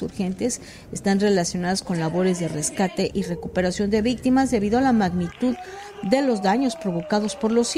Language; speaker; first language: Spanish; native; Spanish